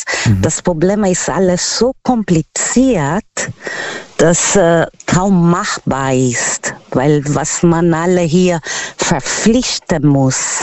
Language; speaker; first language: German; non-native, learner; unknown